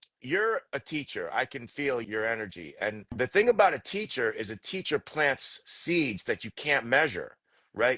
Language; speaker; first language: English; native; English